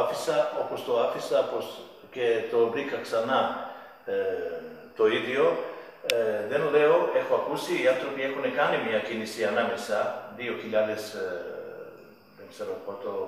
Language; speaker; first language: Greek; non-native, fluent; Serbian